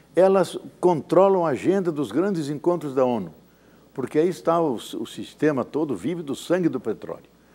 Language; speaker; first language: Portuguese; native; Portuguese